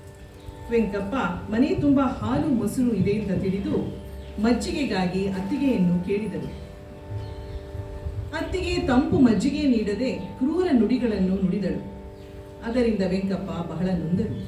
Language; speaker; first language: Kannada; native; Kannada